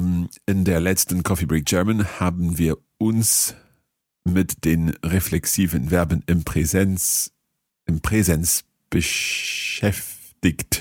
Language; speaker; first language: German; non-native, learner; English